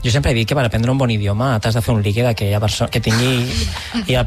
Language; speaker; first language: Catalan; native; Catalan